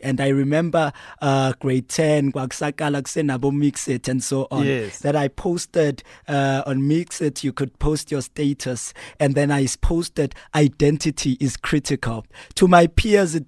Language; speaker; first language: English; non-native, local second language; Xhosa